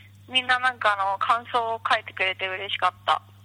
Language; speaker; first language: Japanese; native; Japanese